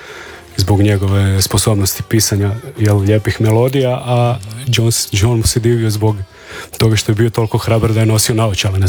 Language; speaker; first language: Serbian; native; Serbian